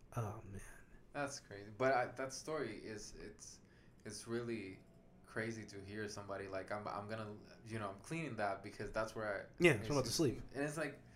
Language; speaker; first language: English; non-native, fluent; Spanish